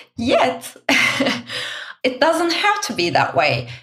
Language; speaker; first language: English; non-native, fluent; Turkish